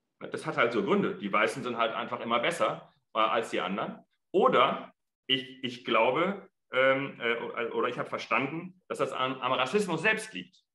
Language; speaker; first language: German; early bilingual, other home language; Arabic